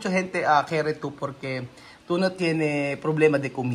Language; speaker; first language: Spanish; non-native, learner; Filipino